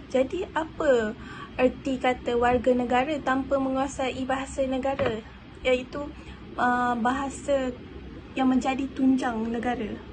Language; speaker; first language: Malay; native; Malay